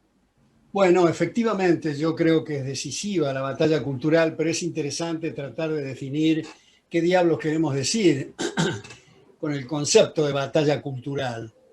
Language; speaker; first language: Spanish; native; Spanish